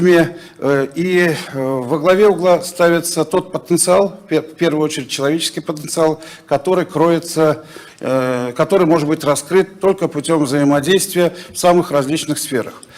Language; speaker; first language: Russian; native; Russian